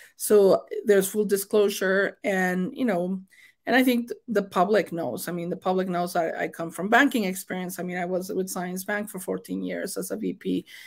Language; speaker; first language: English; non-native, fluent; Spanish